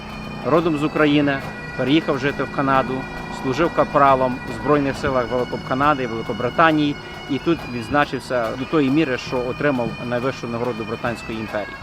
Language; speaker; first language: Ukrainian; native; Ukrainian